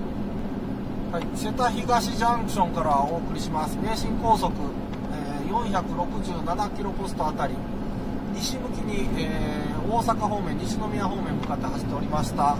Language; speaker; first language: Japanese; native; Japanese